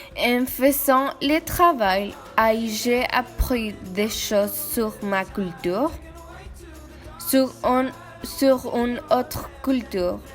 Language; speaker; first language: French; non-native, learner; Spanish